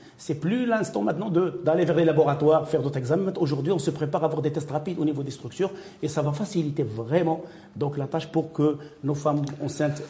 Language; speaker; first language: French; non-native, local second language; Arabic